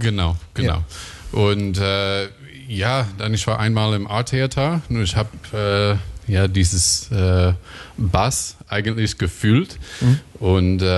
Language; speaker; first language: German; non-native, fluent; English